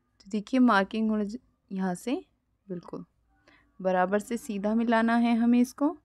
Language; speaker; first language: Hindi; native; Hindi